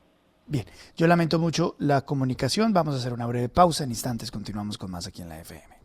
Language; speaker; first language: Spanish; native; Spanish